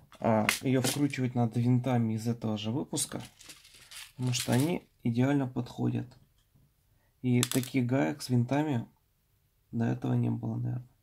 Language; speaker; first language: Russian; native; Russian